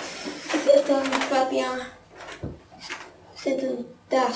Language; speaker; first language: French; non-native, learner; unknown